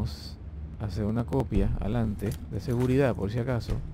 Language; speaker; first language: Spanish; native; Spanish